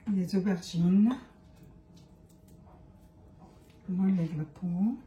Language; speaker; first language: French; non-native, fluent; Arabic